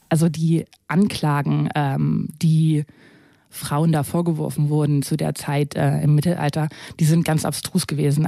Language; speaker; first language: German; native; German